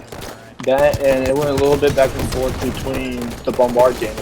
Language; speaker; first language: English; native; English